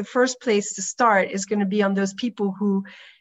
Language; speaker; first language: English; native; English